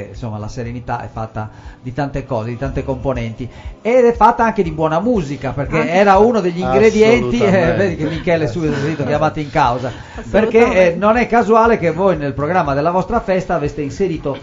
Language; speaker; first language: Italian; native; Italian